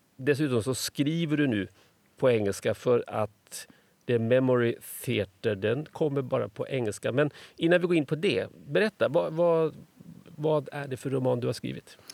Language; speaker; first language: Swedish; native; Swedish